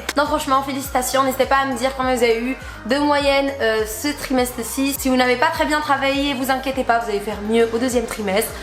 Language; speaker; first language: French; native; French